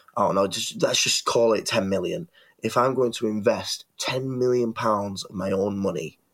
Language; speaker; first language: English; native; English